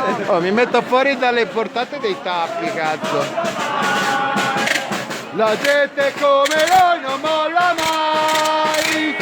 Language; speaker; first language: Italian; native; Italian